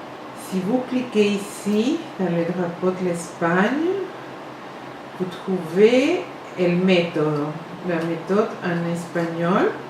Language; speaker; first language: French; non-native, fluent; Spanish